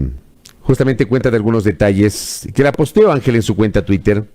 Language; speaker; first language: Spanish; native; Spanish